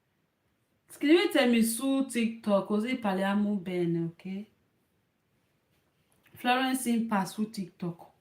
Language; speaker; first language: Italian; non-native, learner; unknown